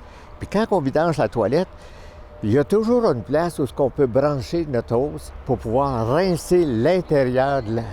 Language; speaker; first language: French; native; French